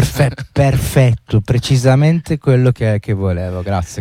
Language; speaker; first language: Italian; native; Italian